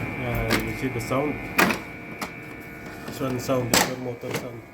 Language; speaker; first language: English; non-native, learner; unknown